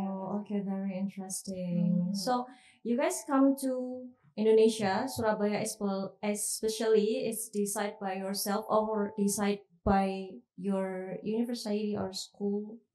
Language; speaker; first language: English; non-native, fluent; Indonesian